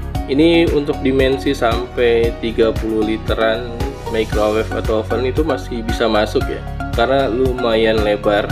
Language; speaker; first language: Indonesian; native; Indonesian